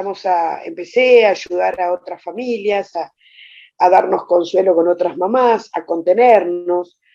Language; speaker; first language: Spanish; native; Spanish